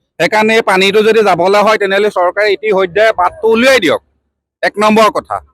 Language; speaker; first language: Assamese; native; Assamese